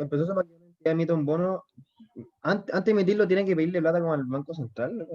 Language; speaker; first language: Spanish; native; Spanish